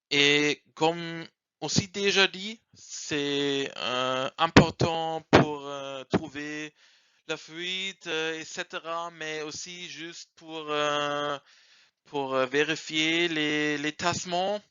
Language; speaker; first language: French; non-native, learner; German